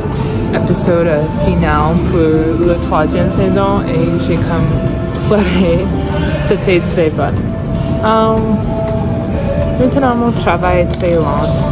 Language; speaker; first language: French; non-native, local second language; English